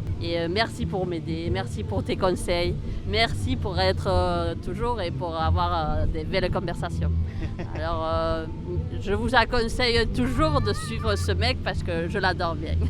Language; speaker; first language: French; early bilingual, heritage; Spanish